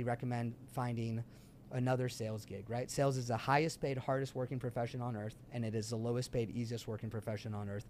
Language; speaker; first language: English; early bilingual, other home language; French